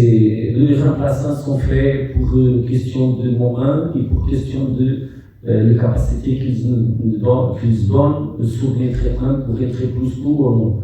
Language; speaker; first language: French; non-native, fluent; Portuguese